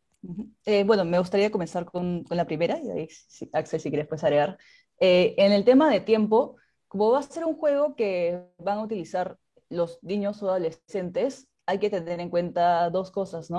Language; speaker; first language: Spanish; native; Spanish